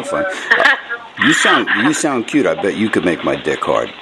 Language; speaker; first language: English; native; English